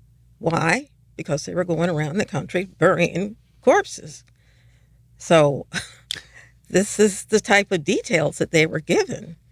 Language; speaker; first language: English; native; English